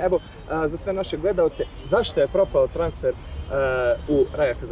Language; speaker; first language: Serbian; native; Serbian